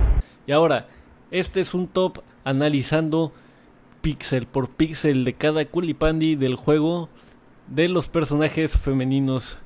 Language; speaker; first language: Spanish; native; Spanish